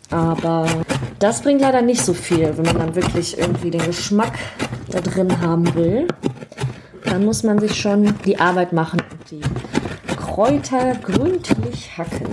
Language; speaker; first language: German; native; German